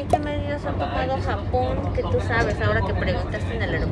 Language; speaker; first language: Spanish; native; Spanish